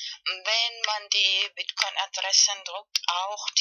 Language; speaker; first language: German; non-native, fluent; Spanish